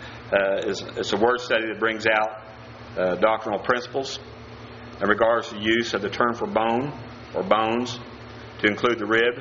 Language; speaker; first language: English; native; English